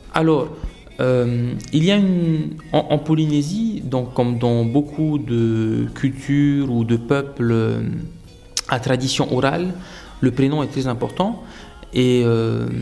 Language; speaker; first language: French; native; French